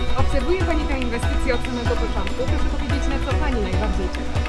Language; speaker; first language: Polish; native; Polish